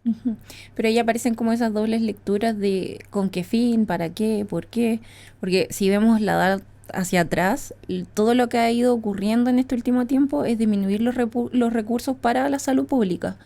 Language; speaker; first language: Spanish; native; Spanish